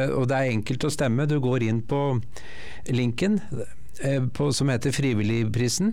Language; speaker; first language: Norwegian; native; Norwegian